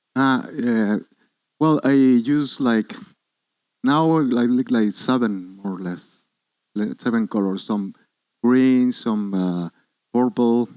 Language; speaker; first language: English; non-native, learner; Spanish